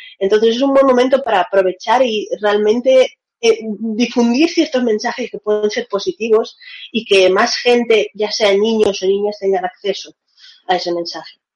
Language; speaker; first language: Spanish; early bilingual, other home language; Russian